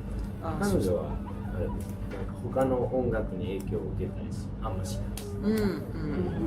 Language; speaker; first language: Japanese; native; Japanese